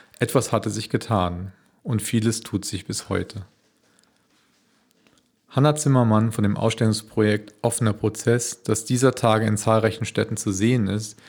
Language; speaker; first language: German; native; German